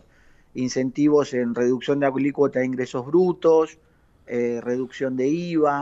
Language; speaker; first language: Spanish; native; Spanish